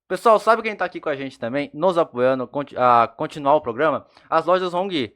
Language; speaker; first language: Portuguese; native; Portuguese